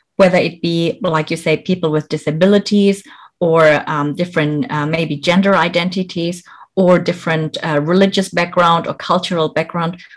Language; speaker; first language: English; non-native, fluent; German